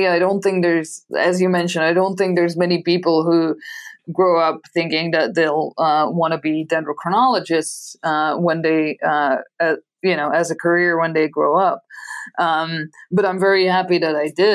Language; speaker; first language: English; non-native, fluent; Dutch